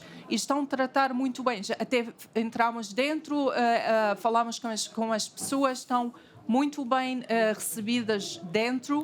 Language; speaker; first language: Portuguese; non-native, fluent; Arabic